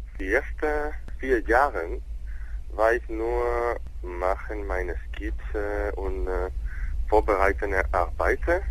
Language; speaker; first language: German; non-native, learner; Spanish